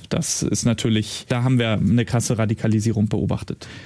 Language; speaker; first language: German; native; German